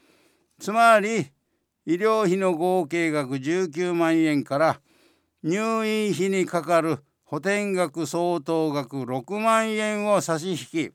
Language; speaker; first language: Japanese; native; Japanese